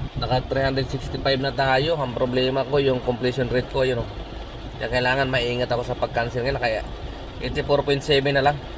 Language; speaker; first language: Filipino; native; Filipino